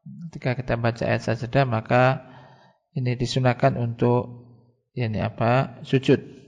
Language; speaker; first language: Indonesian; native; Indonesian